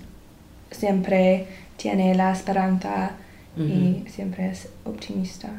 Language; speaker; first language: Spanish; non-native, learner; English